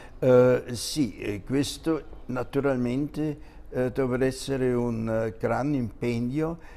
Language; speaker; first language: Italian; non-native, fluent; German